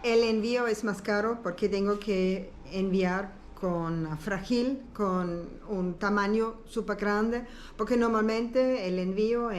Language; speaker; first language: Spanish; non-native, learner; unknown